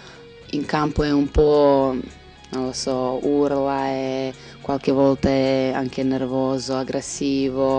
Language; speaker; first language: Italian; non-native, learner; Serbian